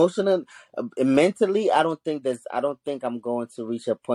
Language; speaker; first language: English; early bilingual, other home language; Haitian Creole